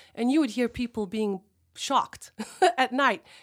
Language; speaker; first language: English; early bilingual, other home language; Hebrew